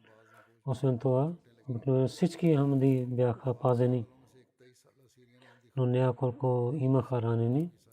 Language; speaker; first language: Bulgarian; non-native, learner; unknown